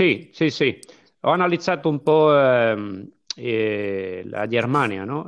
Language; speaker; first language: Italian; non-native, fluent; Spanish